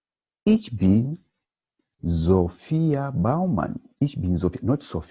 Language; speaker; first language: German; non-native, learner; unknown